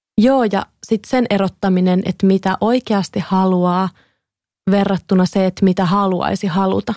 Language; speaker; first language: Finnish; native; Finnish